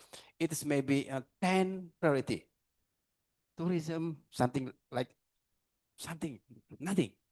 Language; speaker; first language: English; non-native, learner; Indonesian